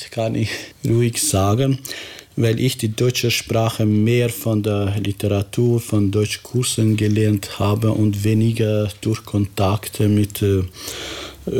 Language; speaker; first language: German; non-native, fluent; Albanian